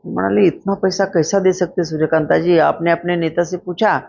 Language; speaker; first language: Hindi; non-native, local second language; Marathi